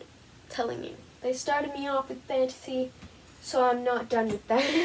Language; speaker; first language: English; native; English